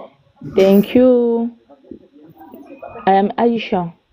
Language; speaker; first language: English; non-native, learner; French